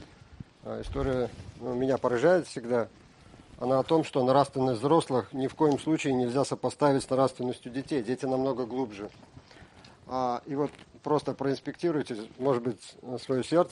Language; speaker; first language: Russian; native; Russian